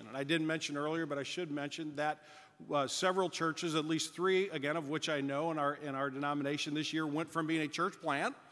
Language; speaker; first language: English; native; English